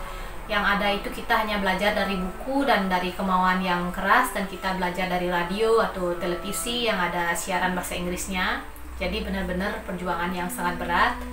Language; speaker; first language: Indonesian; non-native, local second language; Balinese